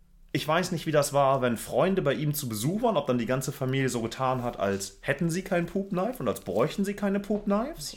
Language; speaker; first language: German; native; German